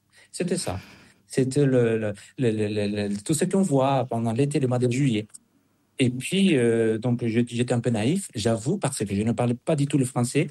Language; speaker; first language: French; non-native, fluent; Spanish